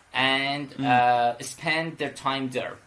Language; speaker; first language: English; non-native, fluent; Persian